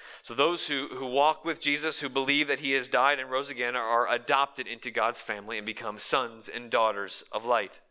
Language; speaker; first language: English; native; English